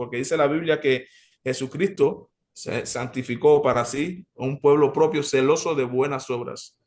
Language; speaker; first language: Spanish; native; Spanish